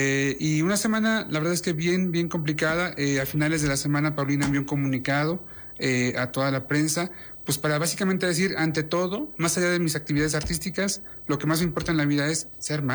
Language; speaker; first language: Spanish; native; Spanish